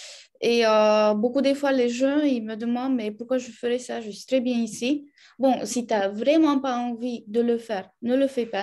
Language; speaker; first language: French; non-native, fluent; Romanian